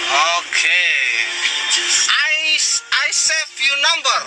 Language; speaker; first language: English; non-native, learner; Indonesian